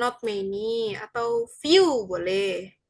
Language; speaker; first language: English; non-native, fluent; Indonesian